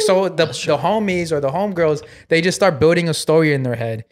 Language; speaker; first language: English; early bilingual, other home language; Spanish